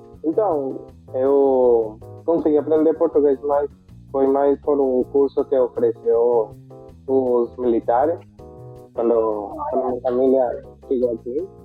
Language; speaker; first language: Portuguese; non-native, fluent; Spanish